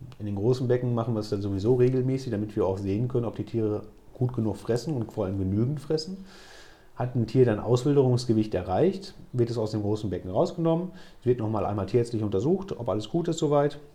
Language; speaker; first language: German; native; German